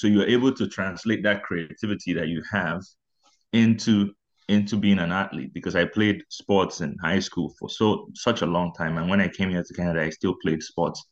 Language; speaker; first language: English; non-native, local second language; Igbo